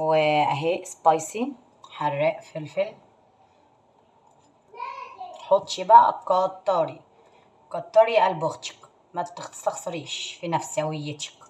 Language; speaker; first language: Arabic; native; Arabic